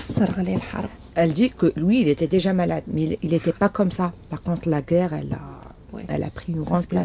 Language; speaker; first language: French; non-native, local second language; Arabic